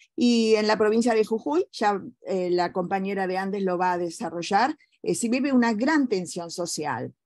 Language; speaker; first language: Spanish; native; Spanish